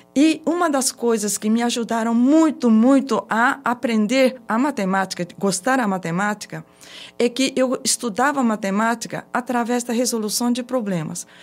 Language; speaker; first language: Portuguese; early bilingual, other home language; Japanese